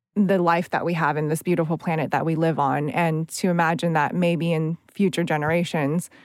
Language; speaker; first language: English; native; English